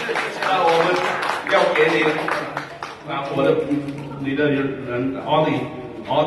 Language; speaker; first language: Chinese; non-native, learner; Hmong